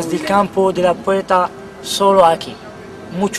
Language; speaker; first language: Spanish; non-native, learner; Kabyle